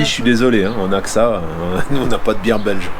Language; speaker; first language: French; native; French